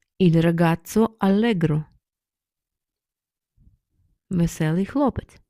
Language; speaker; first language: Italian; non-native, learner; Ukrainian